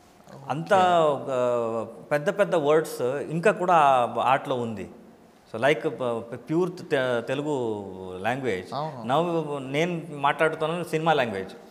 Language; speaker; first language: Telugu; non-native, learner; Kannada